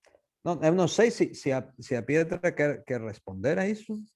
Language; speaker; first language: Portuguese; non-native, fluent; Spanish